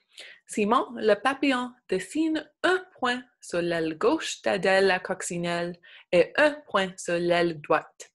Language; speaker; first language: French; non-native, local second language; English